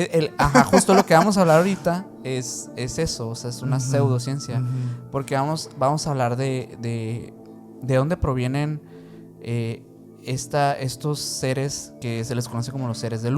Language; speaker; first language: Spanish; native; Spanish